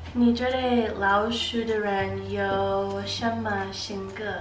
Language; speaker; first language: Chinese; non-native, learner; English